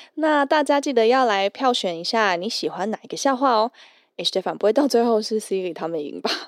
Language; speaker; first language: Chinese; early bilingual, heritage; German